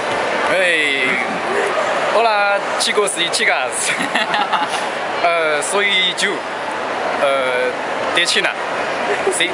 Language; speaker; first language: Spanish; non-native, learner; Chinese